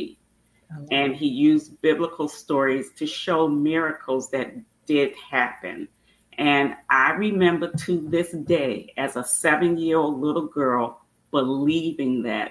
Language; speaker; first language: English; native; English